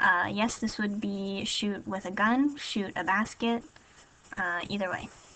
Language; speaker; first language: English; native; English